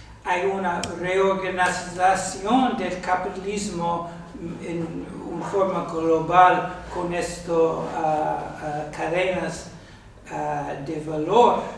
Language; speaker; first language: Spanish; non-native, fluent; English